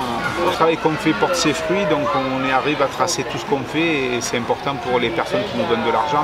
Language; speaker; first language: French; native; French